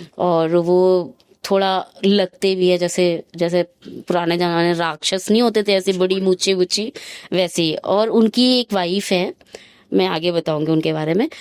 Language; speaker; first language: Hindi; native; Hindi